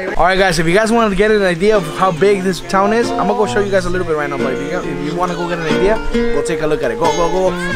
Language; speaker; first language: English; early bilingual, other home language; Spanish